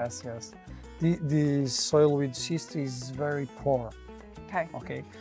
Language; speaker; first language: English; non-native, learner; Portuguese